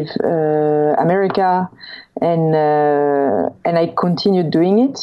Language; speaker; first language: English; non-native, fluent; French